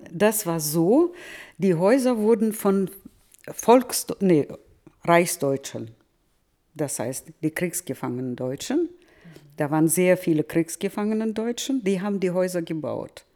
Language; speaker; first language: German; early bilingual, heritage; German